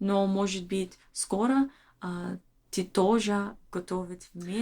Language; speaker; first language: Russian; non-native, learner; English